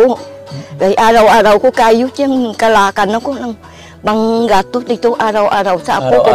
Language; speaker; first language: Filipino; non-native, learner; Vietnamese